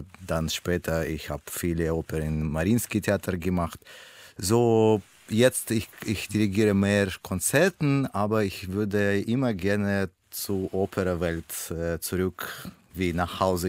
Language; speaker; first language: German; non-native, learner; Russian